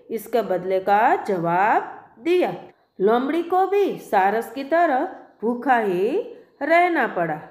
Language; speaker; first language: Hindi; non-native, local second language; Gujarati